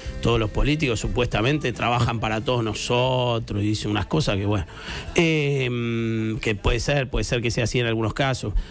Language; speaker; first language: Spanish; native; Spanish